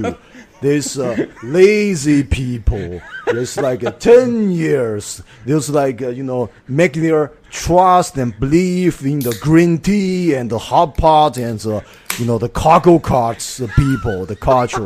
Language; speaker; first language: English; non-native, fluent; Chinese